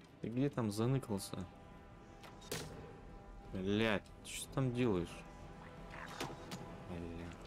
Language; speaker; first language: Russian; native; Russian